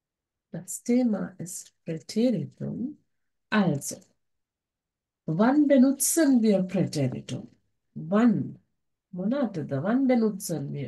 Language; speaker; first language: German; non-native, fluent; Sinhala